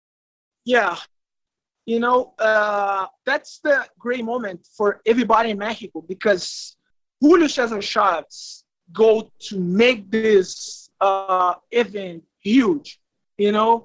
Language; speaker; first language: English; non-native, learner; Portuguese